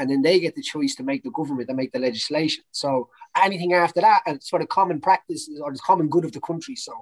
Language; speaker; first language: English; native; English